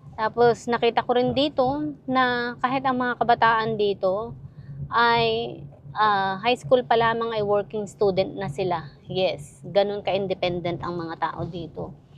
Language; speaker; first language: Filipino; native; Filipino